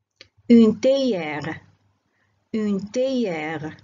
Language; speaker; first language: French; non-native, local second language; Arabic